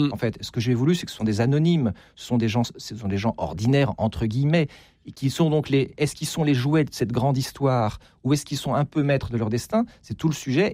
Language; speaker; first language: French; native; French